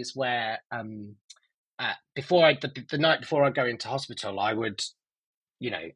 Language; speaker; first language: English; native; English